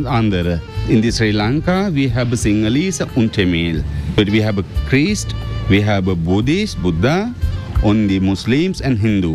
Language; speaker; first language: German; non-native, learner; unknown